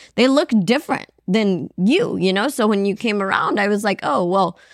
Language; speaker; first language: English; non-native, fluent; Amharic